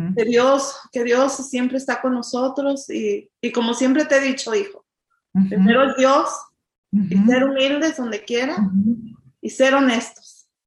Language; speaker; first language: Spanish; native; Spanish